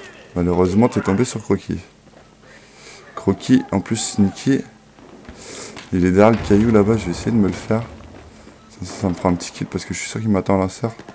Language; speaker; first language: French; native; French